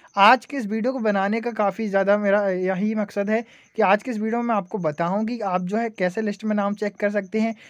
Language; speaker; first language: Hindi; native; Hindi